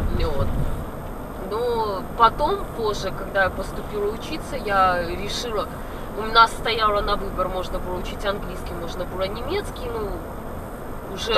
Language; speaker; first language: Russian; native; Russian